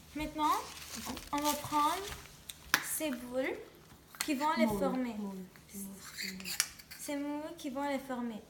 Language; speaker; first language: French; non-native, local second language; English